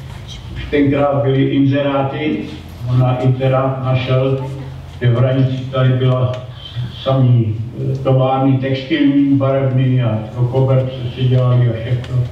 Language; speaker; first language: Czech; non-native, local second language; German